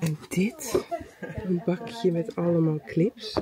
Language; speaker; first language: Dutch; native; Dutch